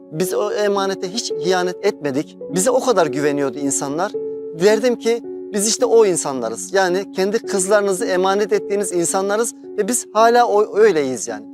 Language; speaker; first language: Turkish; native; Turkish